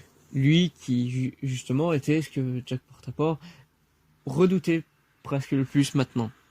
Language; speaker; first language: French; native; French